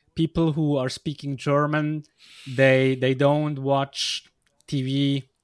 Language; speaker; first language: English; non-native, fluent; Swiss German